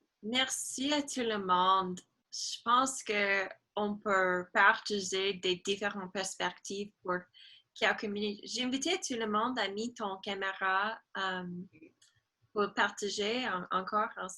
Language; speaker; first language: French; non-native, learner; English